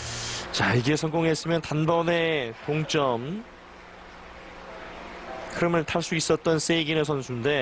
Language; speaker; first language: Korean; native; Korean